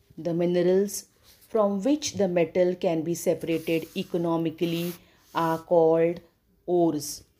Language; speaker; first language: English; non-native, local second language; Marathi